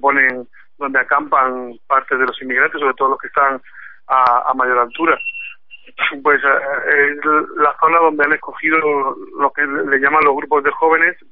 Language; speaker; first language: Spanish; native; Spanish